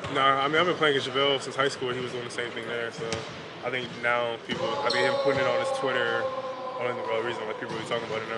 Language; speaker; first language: English; native; English